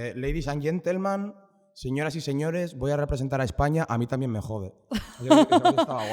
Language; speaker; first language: Spanish; native; Spanish